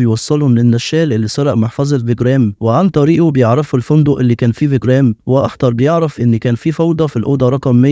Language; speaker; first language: Arabic; native; Arabic